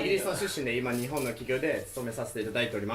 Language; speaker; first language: Japanese; non-native, fluent; English